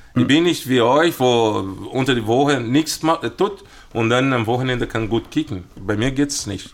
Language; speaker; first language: German; non-native, fluent; Portuguese